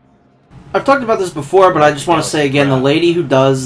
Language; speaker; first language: English; native; English